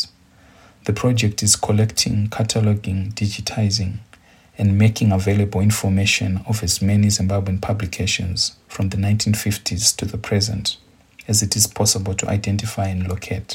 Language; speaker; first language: English; non-native, local second language; Shona